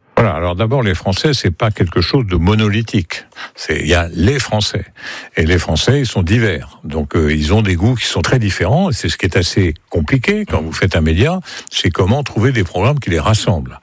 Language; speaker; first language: French; native; French